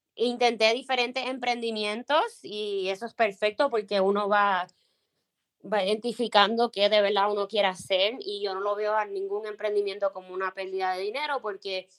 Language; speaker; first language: Spanish; native; Spanish